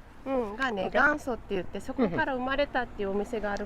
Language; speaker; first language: Japanese; native; Japanese